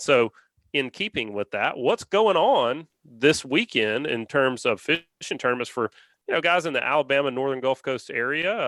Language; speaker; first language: English; native; English